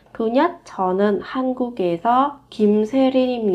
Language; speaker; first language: Korean; non-native, fluent; Vietnamese